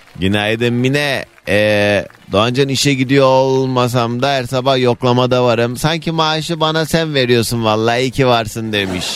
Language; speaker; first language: Turkish; native; Turkish